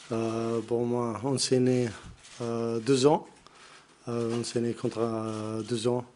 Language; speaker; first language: French; non-native, learner; Arabic